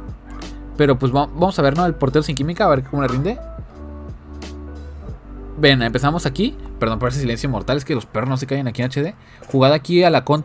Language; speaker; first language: Spanish; native; Spanish